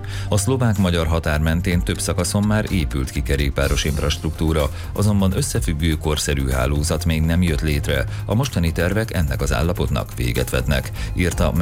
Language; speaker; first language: Hungarian; native; Hungarian